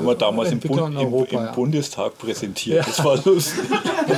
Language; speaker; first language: German; native; German